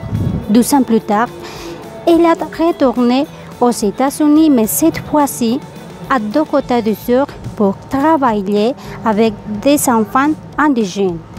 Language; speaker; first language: French; non-native, learner; Spanish